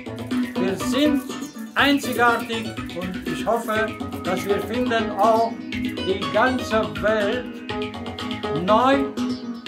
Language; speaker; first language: German; non-native, fluent; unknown